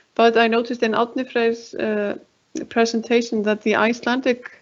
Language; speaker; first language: English; non-native, fluent; Icelandic